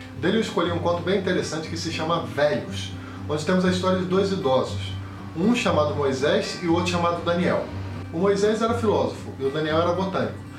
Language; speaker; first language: Portuguese; native; Portuguese